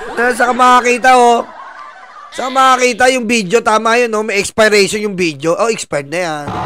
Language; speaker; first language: Filipino; native; Filipino